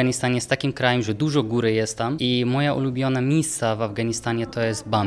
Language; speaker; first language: Polish; non-native, learner; Persian